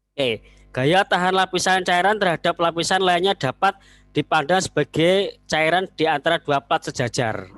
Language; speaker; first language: Indonesian; native; Indonesian